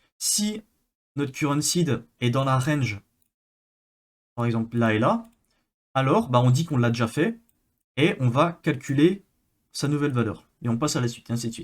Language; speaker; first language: French; native; French